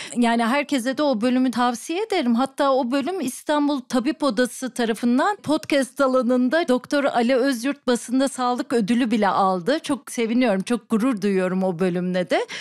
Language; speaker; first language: Turkish; native; Turkish